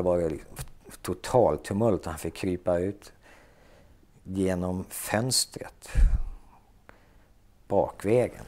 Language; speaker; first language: Swedish; native; Swedish